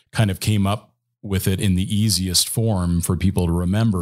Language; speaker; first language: English; native; English